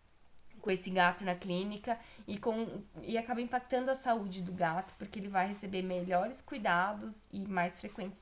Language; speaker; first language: Portuguese; native; Portuguese